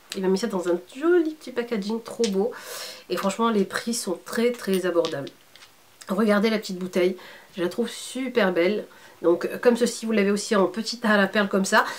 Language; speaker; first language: French; early bilingual, other home language; Arabic